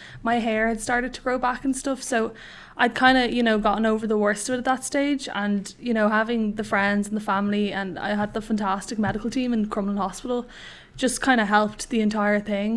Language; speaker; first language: English; native; English